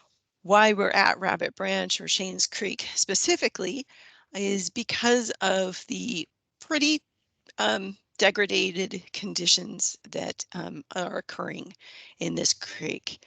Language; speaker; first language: English; native; English